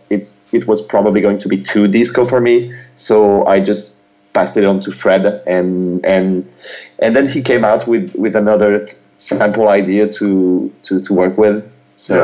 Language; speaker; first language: English; non-native, fluent; French